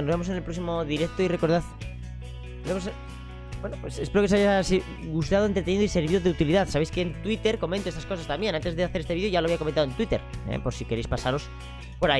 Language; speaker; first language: Spanish; native; Spanish